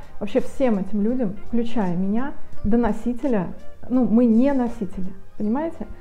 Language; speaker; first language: Russian; native; Russian